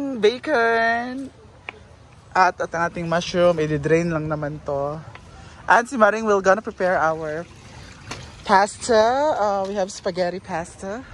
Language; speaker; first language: Filipino; non-native, local second language; Cebuano